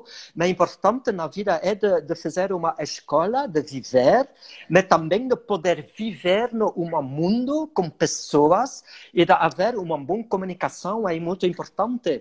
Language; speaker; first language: Portuguese; non-native, learner; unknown